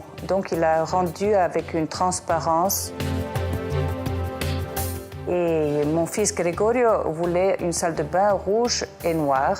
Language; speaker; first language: French; non-native, fluent; Italian